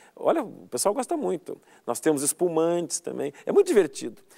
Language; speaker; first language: Portuguese; native; Portuguese